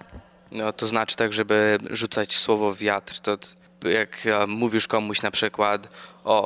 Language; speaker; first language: Polish; early bilingual, other home language; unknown